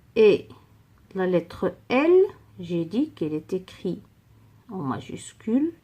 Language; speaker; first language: French; non-native, local second language; Arabic